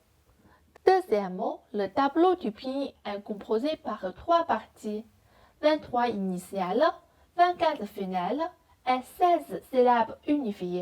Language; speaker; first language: French; non-native, fluent; Chinese